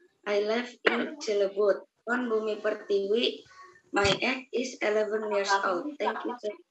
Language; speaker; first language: English; non-native, learner; Indonesian